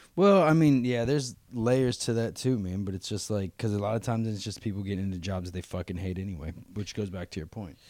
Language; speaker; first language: English; native; English